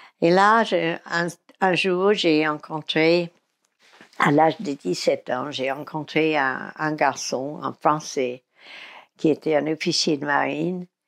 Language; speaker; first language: French; non-native, fluent; English